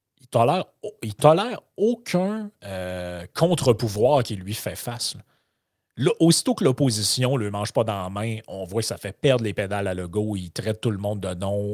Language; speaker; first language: French; native; French